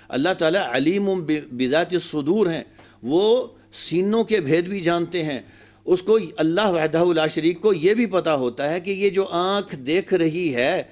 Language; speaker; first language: Urdu; native; Urdu